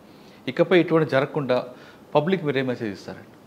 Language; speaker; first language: Telugu; native; Telugu